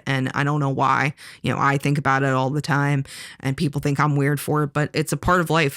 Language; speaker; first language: English; native; English